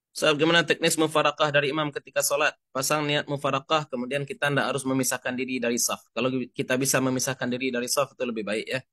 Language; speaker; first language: Indonesian; non-native, local second language; Minangkabau